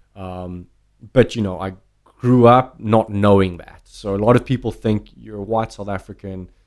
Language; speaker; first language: English; native; English